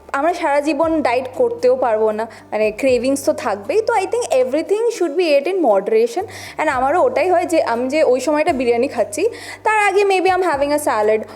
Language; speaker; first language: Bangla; non-native, local second language; Punjabi